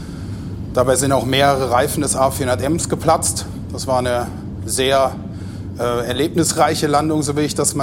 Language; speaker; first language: German; native; German